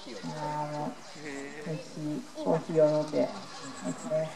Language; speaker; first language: Japanese; native; Japanese